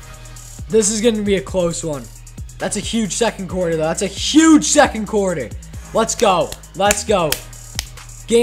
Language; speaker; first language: English; native; English